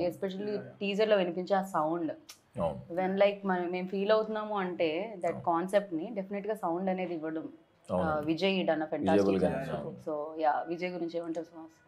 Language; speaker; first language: Telugu; native; Telugu